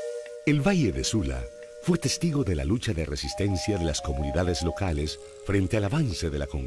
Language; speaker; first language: Spanish; native; Spanish